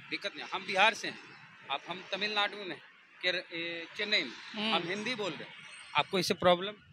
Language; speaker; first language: Hindi; native; Hindi